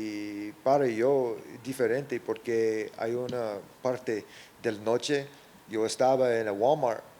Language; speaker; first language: Spanish; non-native, learner; English